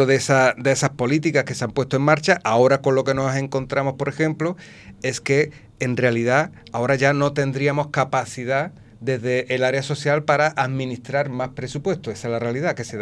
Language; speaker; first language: Spanish; native; Spanish